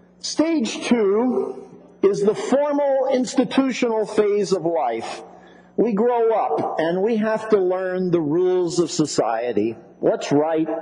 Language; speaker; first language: English; native; English